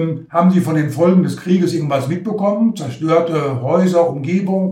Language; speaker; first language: German; native; German